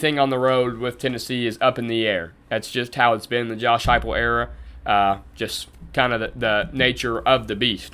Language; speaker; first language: English; native; English